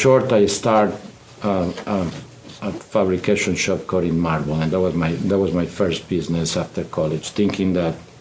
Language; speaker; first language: English; non-native, fluent; Spanish